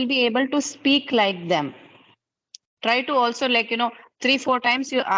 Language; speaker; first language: English; non-native, fluent; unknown